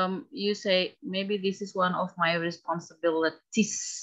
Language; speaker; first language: English; non-native, fluent; Indonesian